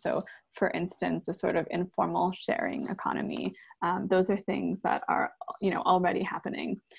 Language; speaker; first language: English; early bilingual, other home language; Chinese